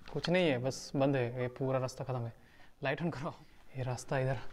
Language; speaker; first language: Hindi; native; Hindi